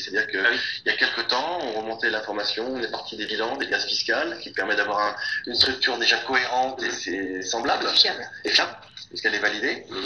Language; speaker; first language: French; native; French